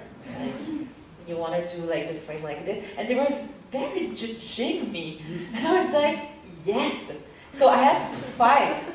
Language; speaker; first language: English; non-native, fluent; French